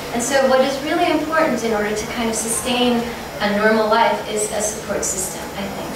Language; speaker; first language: English; native; English